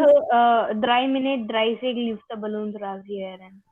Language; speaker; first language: German; non-native, learner; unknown